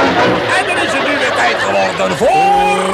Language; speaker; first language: Dutch; native; Dutch